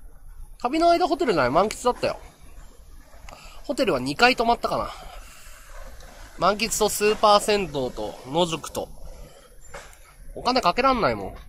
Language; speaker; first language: Japanese; native; Japanese